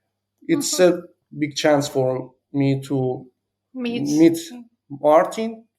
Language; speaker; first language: English; non-native, learner; Persian